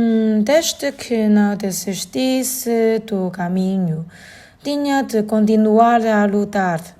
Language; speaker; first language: Portuguese; non-native, learner; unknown